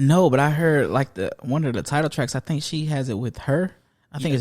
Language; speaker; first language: English; native; English